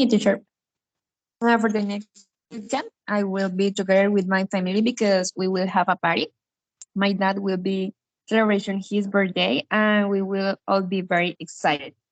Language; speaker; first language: English; non-native, learner; Spanish